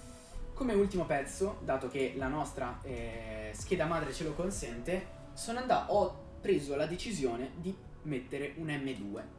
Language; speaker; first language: Italian; native; Italian